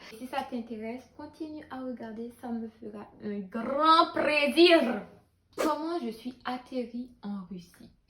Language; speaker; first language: French; non-native, local second language; Haitian Creole